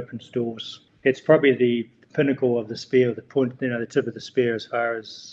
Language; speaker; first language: English; native; English